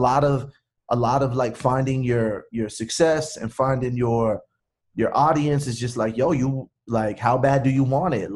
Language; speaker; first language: English; native; English